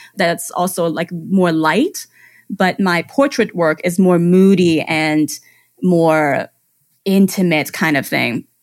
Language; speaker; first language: English; non-native, fluent; German